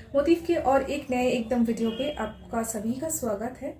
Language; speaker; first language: Hindi; non-native, local second language; Bangla